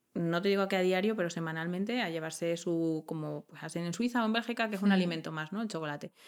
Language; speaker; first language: Spanish; native; Spanish